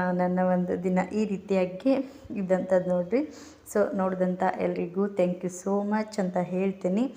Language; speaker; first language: Kannada; native; Kannada